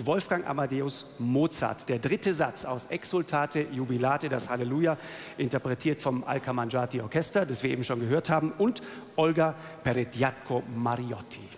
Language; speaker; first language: German; native; German